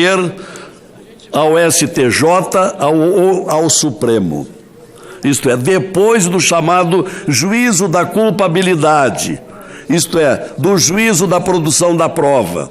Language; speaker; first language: Portuguese; native; Portuguese